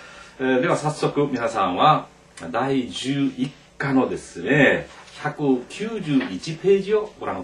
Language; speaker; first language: Japanese; non-native, local second language; Korean